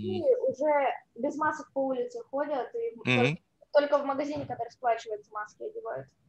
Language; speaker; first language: Russian; native; Russian